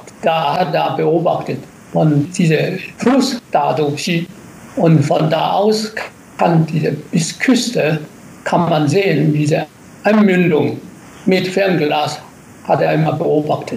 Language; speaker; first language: German; non-native, learner; Japanese